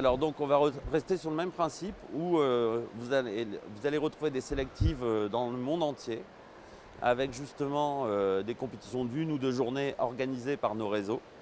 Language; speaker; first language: French; native; French